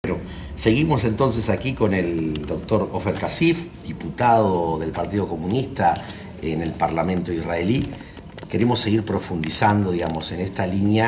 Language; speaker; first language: Spanish; native; Spanish